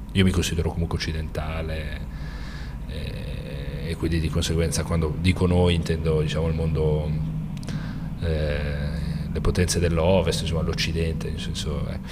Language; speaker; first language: Italian; native; Italian